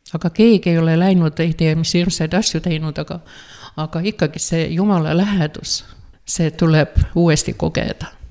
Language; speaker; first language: Estonian; non-native, fluent; Latvian